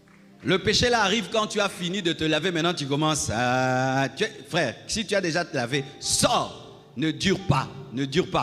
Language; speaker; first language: French; non-native, local second language; Lingala